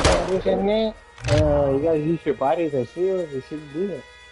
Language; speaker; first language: English; early bilingual, other home language; Spanish